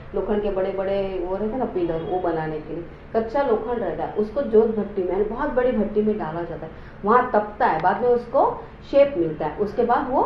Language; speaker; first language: Hindi; non-native, local second language; Marathi